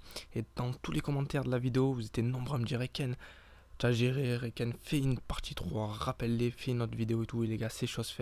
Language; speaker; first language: French; native; French